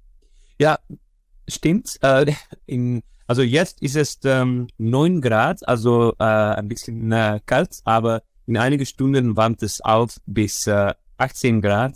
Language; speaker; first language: German; non-native, fluent; Dutch